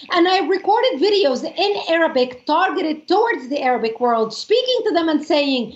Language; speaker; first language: English; non-native, fluent; Arabic